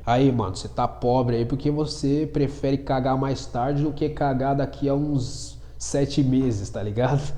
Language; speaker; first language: Portuguese; native; Portuguese